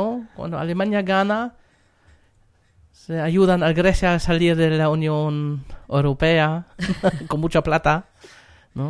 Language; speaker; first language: Spanish; non-native, fluent; German